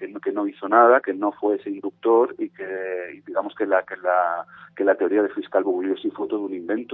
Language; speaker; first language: Spanish; native; Spanish